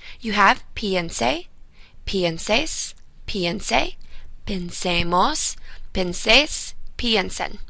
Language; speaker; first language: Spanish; non-native, fluent; English